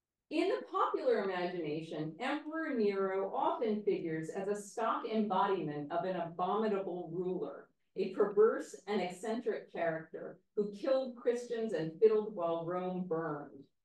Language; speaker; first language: English; native; English